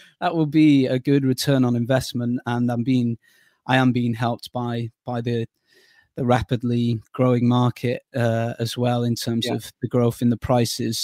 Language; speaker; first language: English; native; English